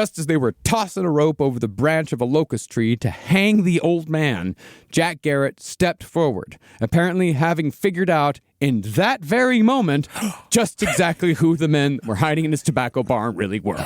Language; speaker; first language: English; native; English